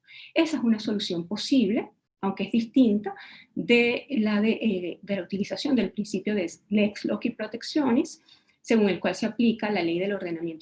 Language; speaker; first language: Spanish; native; Spanish